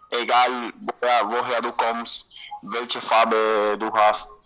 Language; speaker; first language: German; non-native, learner; Spanish